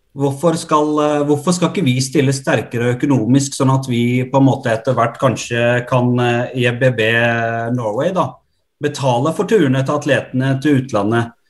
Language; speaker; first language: Norwegian; early bilingual, other home language; Arabic